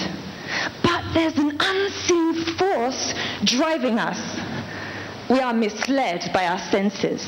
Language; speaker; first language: English; native; English